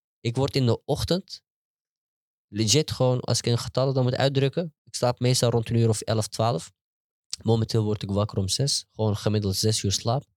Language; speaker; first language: Dutch; early bilingual, heritage; Turkish